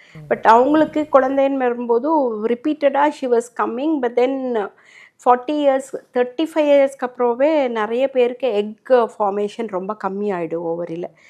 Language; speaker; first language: Tamil; native; Tamil